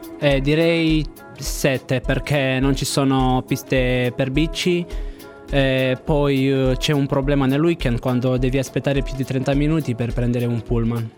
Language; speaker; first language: Italian; non-native, fluent; Romanian